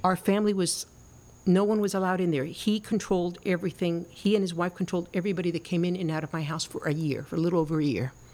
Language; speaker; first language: English; early bilingual, other home language; Spanish